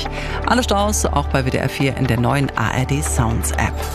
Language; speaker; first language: German; native; German